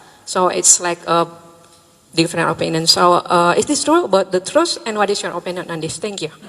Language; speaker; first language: English; non-native, fluent; Indonesian